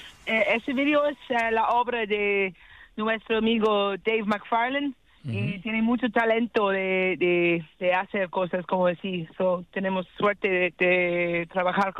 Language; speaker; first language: Spanish; non-native, learner; English